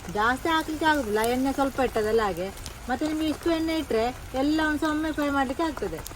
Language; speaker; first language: Kannada; native; Kannada